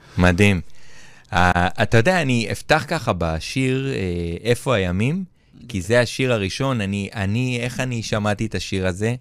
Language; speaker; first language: Hebrew; native; Hebrew